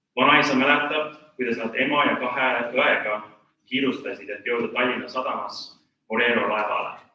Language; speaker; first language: Estonian; native; Estonian